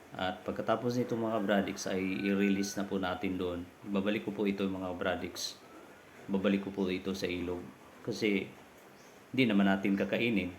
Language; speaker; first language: Filipino; native; Filipino